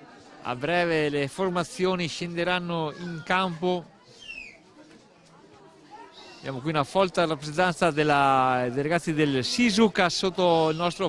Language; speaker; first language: Italian; native; Italian